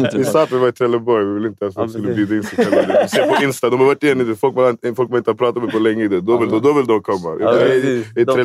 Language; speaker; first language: Swedish; native; Swedish